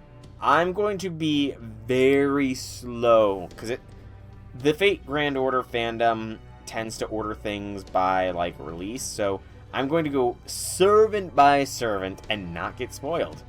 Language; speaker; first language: English; native; English